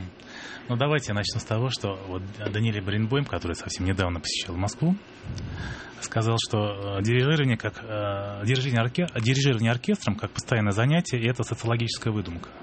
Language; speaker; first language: Russian; native; Russian